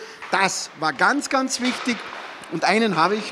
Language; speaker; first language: German; native; German